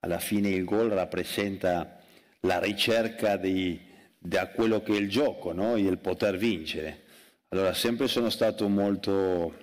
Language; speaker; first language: Italian; non-native, fluent; Spanish